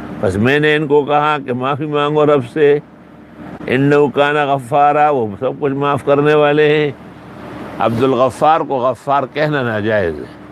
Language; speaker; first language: Urdu; non-native, local second language; Pashto